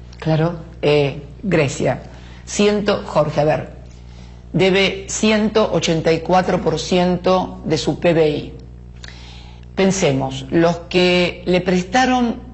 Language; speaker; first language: Spanish; native; Spanish